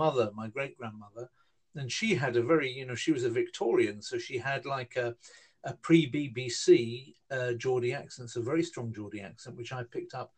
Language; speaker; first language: English; native; English